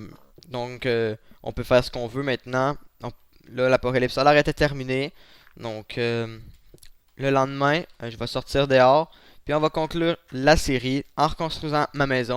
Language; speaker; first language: French; native; French